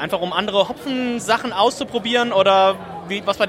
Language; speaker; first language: German; native; German